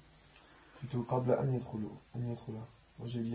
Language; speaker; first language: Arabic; non-native, learner; French